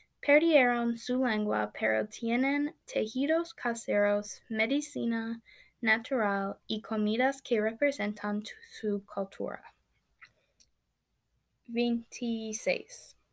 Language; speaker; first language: Spanish; non-native, learner; English